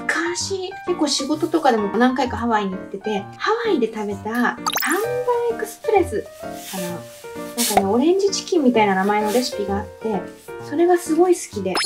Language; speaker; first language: Japanese; native; Japanese